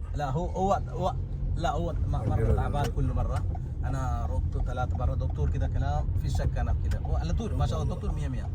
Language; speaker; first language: Arabic; non-native, learner; Malayalam